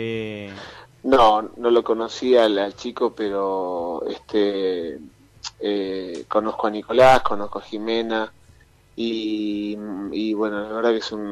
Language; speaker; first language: Spanish; native; Spanish